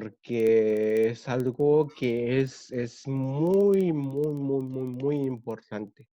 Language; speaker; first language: Spanish; early bilingual, other home language; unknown